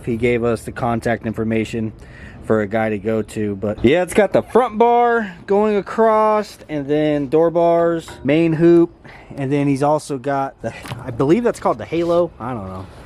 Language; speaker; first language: English; native; English